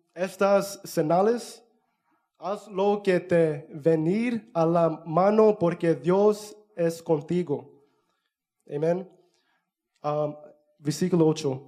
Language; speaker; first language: Spanish; early bilingual, heritage; Spanish